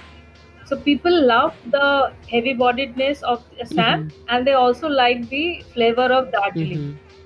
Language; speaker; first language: English; non-native, local second language; Bangla